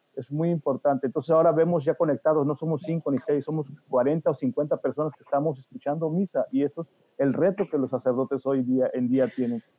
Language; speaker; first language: Spanish; native; Spanish